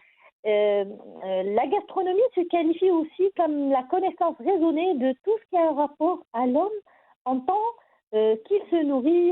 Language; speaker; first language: French; non-native, local second language; Arabic